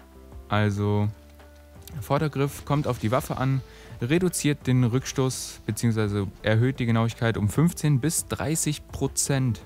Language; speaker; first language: German; native; German